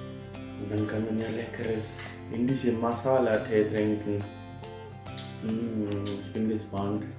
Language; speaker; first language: German; non-native, fluent; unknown